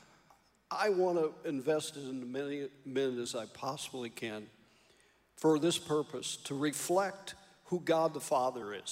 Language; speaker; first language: English; native; English